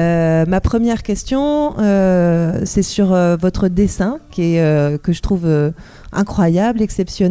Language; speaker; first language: French; native; French